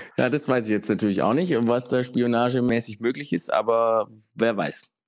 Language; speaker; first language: German; early bilingual, other home language; Italian